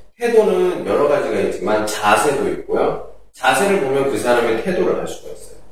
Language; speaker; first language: Korean; native; Korean